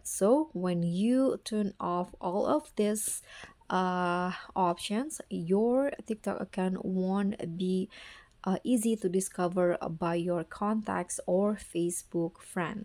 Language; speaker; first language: English; non-native, fluent; Indonesian